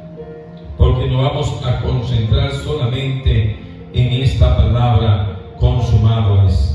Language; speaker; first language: Spanish; native; Spanish